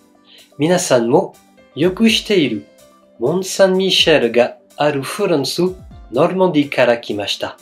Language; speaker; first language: Japanese; non-native, fluent; French